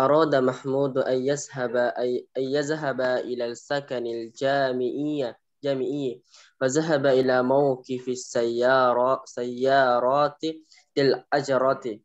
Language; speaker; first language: Arabic; non-native, learner; Indonesian